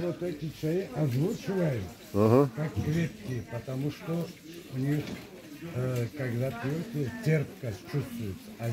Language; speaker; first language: Russian; non-native, local second language; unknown